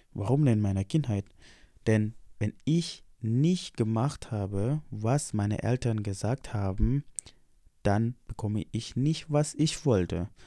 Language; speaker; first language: German; non-native, fluent; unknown